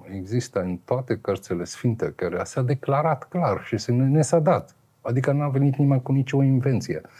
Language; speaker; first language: Romanian; non-native, fluent; Arabic